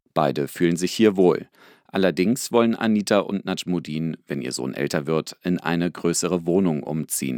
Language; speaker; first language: German; native; German